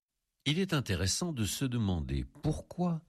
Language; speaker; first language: French; native; French